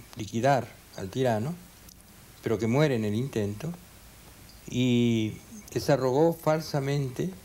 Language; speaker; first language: Spanish; native; Spanish